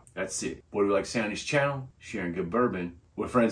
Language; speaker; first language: English; native; English